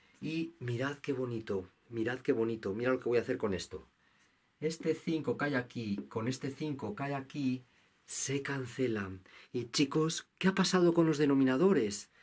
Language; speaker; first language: Spanish; native; Spanish